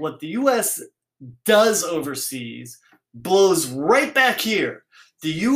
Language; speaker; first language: English; native; English